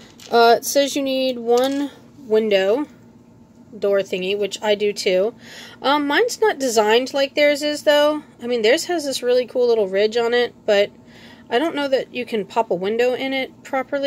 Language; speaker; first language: English; native; English